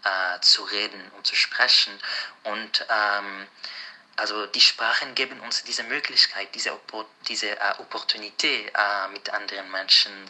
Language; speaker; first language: German; non-native, fluent; Arabic